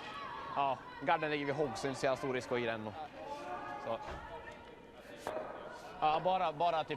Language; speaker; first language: Swedish; native; Swedish